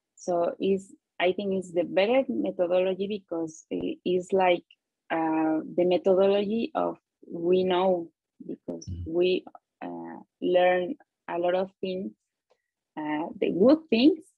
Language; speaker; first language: English; non-native, learner; Spanish